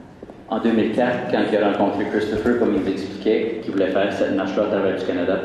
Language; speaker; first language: French; native; French